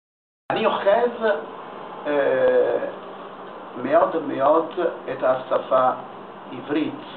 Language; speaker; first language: Hebrew; non-native, learner; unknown